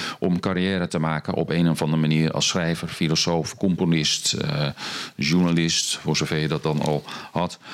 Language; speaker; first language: Dutch; native; Dutch